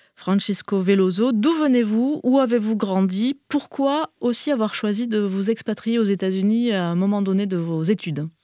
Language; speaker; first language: French; native; French